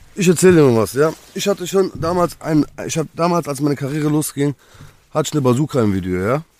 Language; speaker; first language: German; native; German